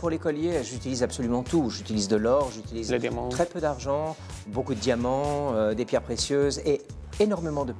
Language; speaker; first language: French; native; French